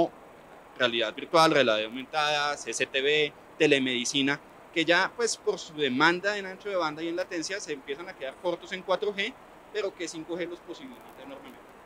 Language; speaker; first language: Spanish; native; Spanish